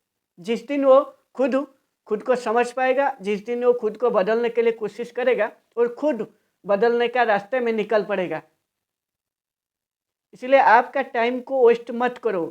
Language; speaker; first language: Hindi; non-native, local second language; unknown